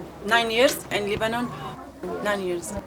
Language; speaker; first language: English; non-native, learner; Arabic